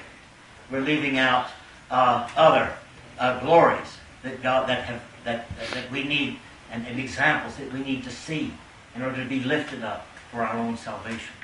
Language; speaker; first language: English; native; English